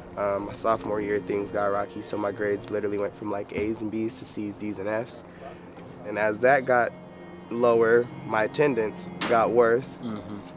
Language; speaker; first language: English; native; English